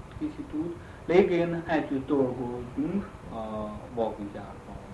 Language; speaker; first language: Hungarian; non-native, learner; Chinese